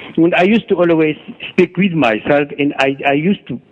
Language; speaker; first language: English; non-native, learner; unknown